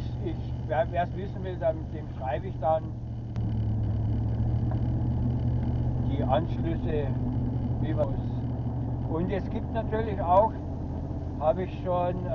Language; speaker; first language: German; native; German